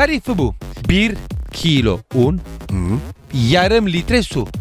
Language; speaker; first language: Turkish; non-native, learner; Italian